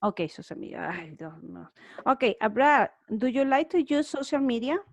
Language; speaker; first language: English; non-native, learner; Spanish